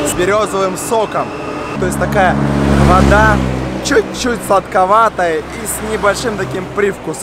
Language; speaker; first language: Russian; native; Russian